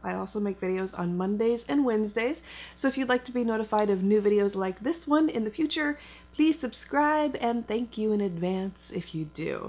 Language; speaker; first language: English; native; English